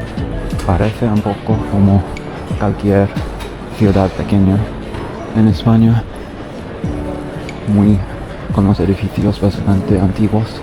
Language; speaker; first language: Spanish; non-native, learner; English